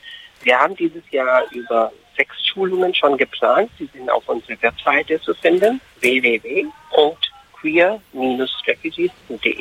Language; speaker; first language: German; non-native, fluent; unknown